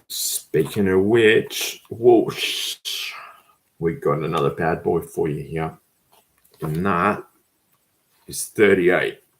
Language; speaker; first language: English; native; English